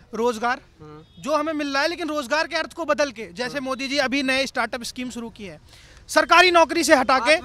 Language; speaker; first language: Hindi; native; Hindi